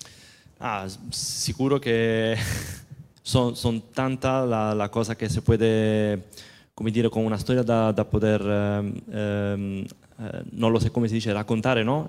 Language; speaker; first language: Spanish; non-native, learner; Italian